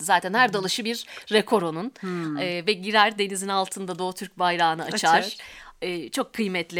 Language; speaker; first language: Turkish; native; Turkish